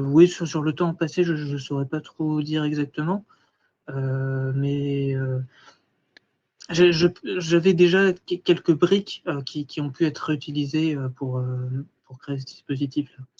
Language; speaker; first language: French; native; French